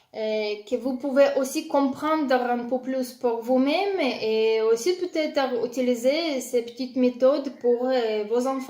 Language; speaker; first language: French; non-native, learner; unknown